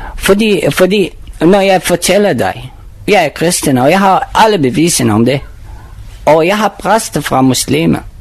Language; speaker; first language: Danish; non-native, learner; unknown